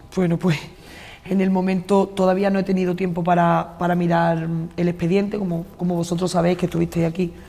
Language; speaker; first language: Spanish; native; Spanish